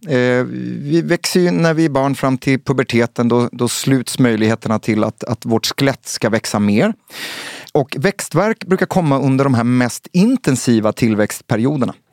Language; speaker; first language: Swedish; native; Swedish